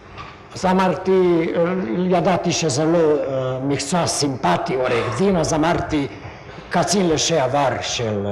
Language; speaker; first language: Hebrew; non-native, fluent; Hungarian